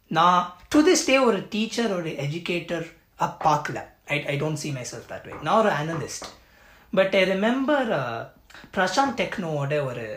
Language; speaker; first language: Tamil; early bilingual, heritage; Tamil